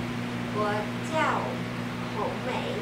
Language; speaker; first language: Chinese; non-native, learner; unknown